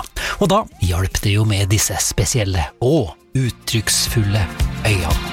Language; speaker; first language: Norwegian; native; Norwegian